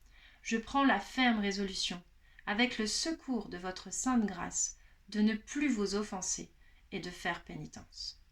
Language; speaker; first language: French; native; French